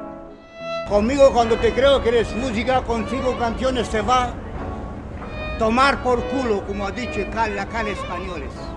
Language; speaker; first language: Spanish; non-native, learner; Romanian